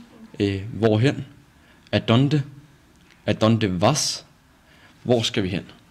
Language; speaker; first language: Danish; native; Danish